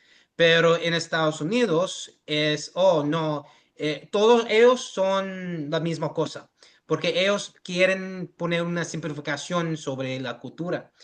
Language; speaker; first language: Spanish; early bilingual, heritage; English